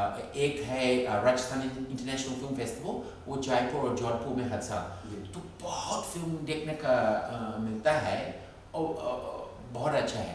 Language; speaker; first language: Hindi; non-native, fluent; English